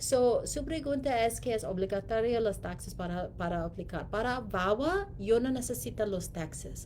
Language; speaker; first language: Spanish; non-native, learner; English